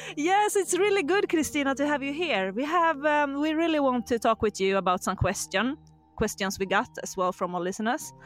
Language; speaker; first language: English; non-native, fluent; Swedish